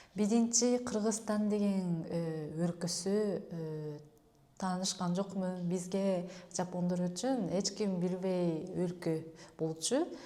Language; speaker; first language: Kyrgyz; non-native, fluent; Japanese